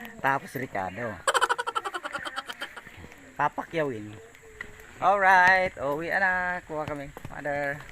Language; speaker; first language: Filipino; non-native, local second language; Bikol